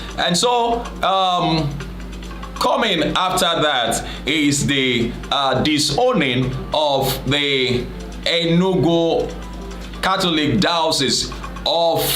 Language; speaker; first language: English; non-native, local second language; Yoruba